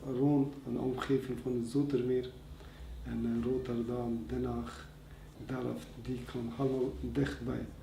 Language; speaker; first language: Dutch; non-native, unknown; Persian